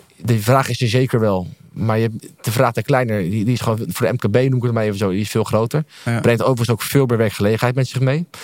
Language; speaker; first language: Dutch; native; Dutch